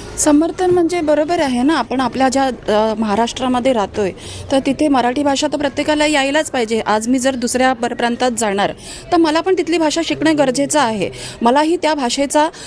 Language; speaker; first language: Marathi; non-native, local second language; Hindi